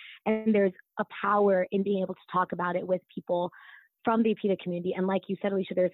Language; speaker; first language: English; native; English